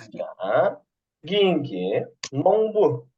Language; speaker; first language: Korean; non-native, fluent; Kyrgyz